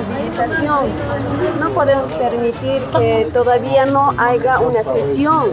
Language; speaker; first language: Spanish; native; Spanish